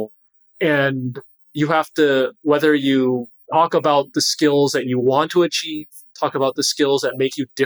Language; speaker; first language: English; native; English